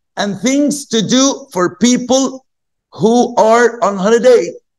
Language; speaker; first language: English; non-native, fluent; Arabic